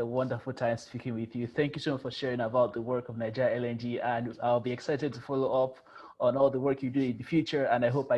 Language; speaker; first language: English; non-native, local second language; Yoruba